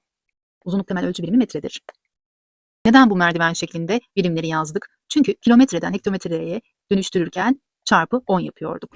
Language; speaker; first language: Turkish; native; Turkish